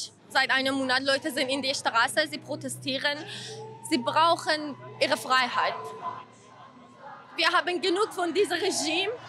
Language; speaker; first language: German; non-native, learner; Persian